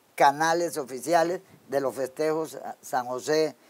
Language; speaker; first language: Spanish; native; Spanish